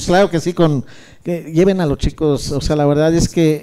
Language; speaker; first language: Spanish; native; Spanish